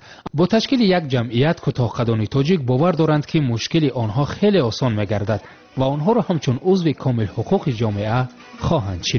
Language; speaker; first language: Tajik; native; Tajik